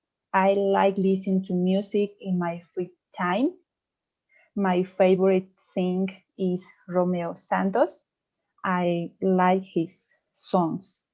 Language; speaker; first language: English; non-native, learner; Spanish